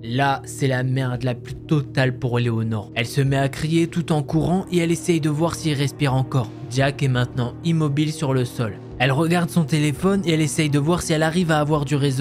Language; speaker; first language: French; native; French